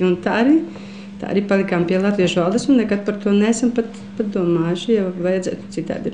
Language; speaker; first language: Latvian; non-native, local second language; Russian